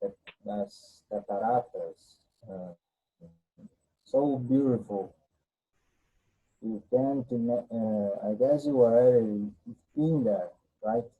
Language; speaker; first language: English; non-native, learner; Portuguese